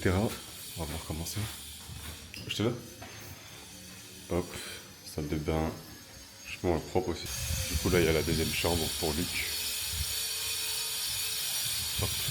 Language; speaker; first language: French; native; French